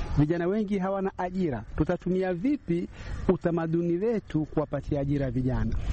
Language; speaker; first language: Swahili; native; Swahili